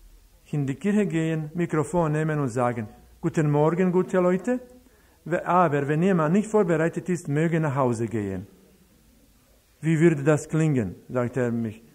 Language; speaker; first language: German; non-native, fluent; Croatian